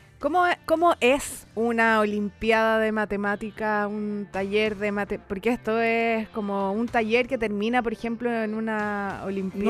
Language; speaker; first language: Spanish; native; Spanish